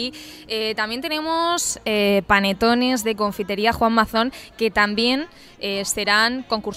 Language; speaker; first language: Spanish; native; Spanish